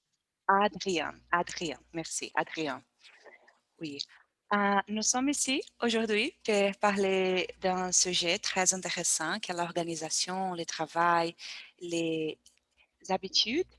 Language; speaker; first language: French; non-native, learner; Portuguese